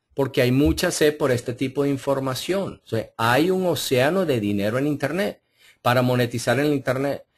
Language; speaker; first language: Spanish; early bilingual, heritage; Spanish